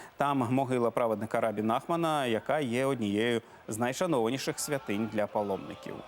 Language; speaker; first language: Ukrainian; native; Ukrainian